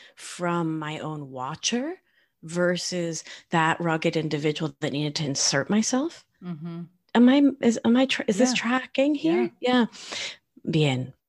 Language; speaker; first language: English; non-native, fluent; Spanish